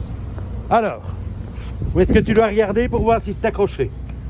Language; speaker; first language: French; native; French